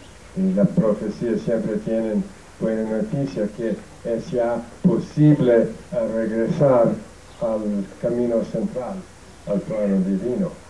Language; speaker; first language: Spanish; non-native, fluent; English